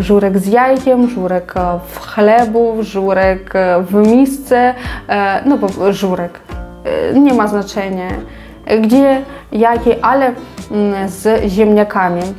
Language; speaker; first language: Polish; non-native, fluent; Ukrainian